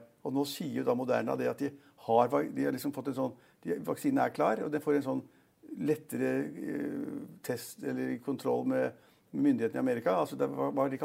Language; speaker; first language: Norwegian; native; Norwegian